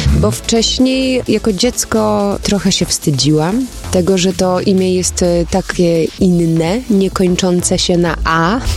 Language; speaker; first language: Polish; early bilingual, heritage; Polish